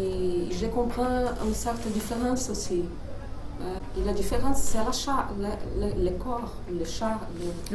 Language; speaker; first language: French; non-native, learner; Portuguese